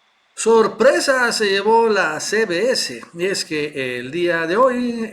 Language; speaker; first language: Spanish; native; Spanish